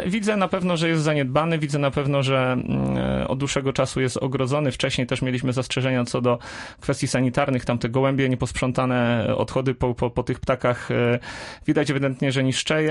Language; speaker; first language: Polish; native; Polish